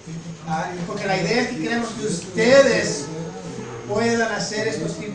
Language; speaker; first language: Spanish; native; Spanish